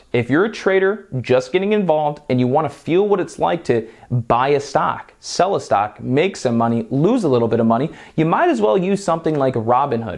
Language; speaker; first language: English; native; English